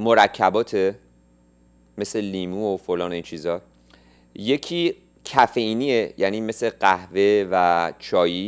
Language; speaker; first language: Persian; native; Persian